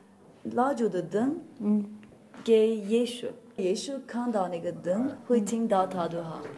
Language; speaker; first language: Chinese; non-native, fluent; Turkish